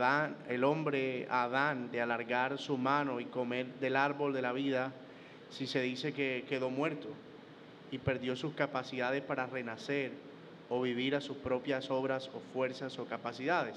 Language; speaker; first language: Spanish; native; Spanish